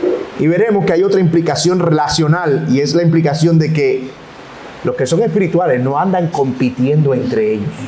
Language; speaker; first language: Spanish; native; Spanish